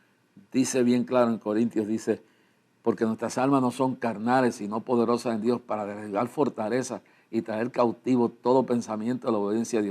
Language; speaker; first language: Spanish; native; Spanish